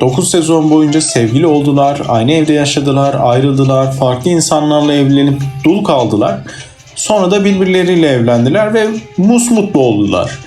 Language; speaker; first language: Turkish; native; Turkish